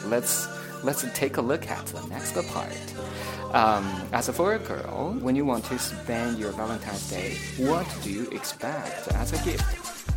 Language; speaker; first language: English; non-native, fluent; Chinese